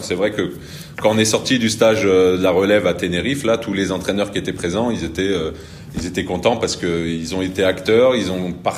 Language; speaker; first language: French; native; French